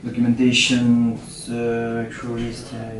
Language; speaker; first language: English; non-native, learner; French